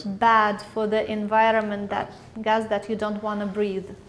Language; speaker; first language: English; non-native, fluent; Russian